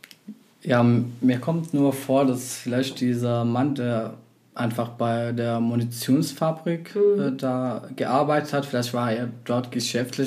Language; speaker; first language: German; non-native, fluent; Arabic